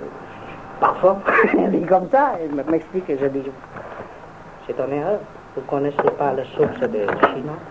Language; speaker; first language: French; non-native, fluent; Vietnamese